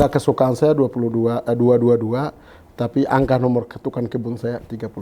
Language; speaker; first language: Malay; non-native, local second language; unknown